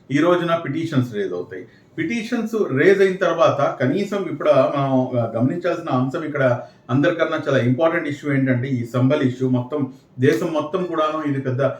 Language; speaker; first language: Telugu; non-native, local second language; Urdu